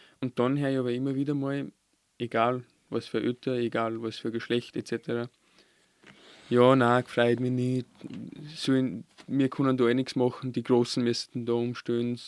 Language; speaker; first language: German; early bilingual, other home language; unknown